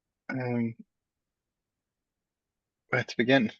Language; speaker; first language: English; native; English